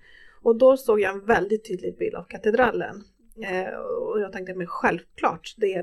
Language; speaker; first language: Swedish; non-native, fluent; Spanish